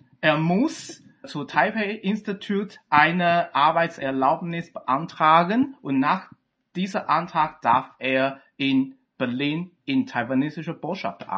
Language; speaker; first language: German; non-native, fluent; Chinese